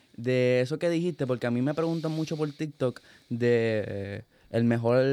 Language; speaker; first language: Spanish; native; Spanish